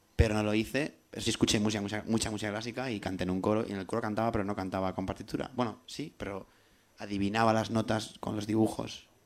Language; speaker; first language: Spanish; native; Spanish